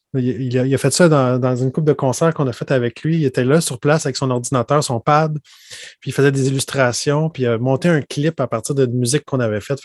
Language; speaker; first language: French; native; French